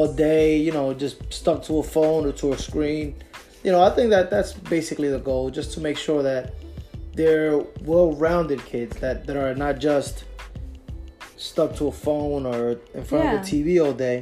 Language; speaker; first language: English; native; English